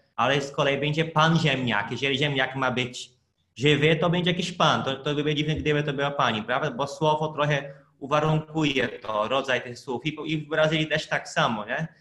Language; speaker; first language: Polish; non-native, fluent; Portuguese